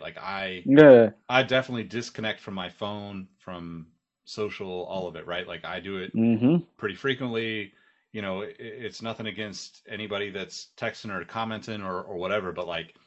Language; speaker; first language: English; native; English